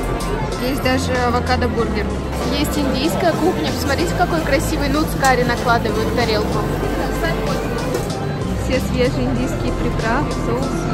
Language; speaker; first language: Russian; native; Russian